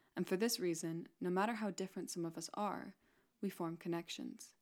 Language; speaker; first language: English; non-native, fluent; Spanish